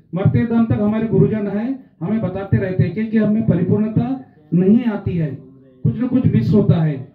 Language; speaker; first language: Hindi; non-native, local second language; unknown